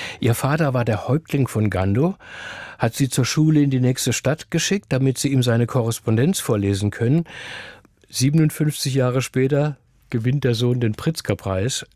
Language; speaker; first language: German; native; German